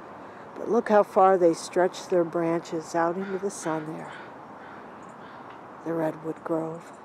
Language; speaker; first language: English; native; English